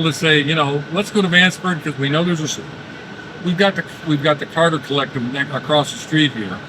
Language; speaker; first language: English; native; English